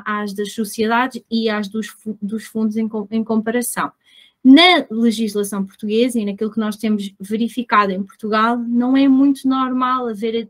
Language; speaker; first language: Portuguese; native; Portuguese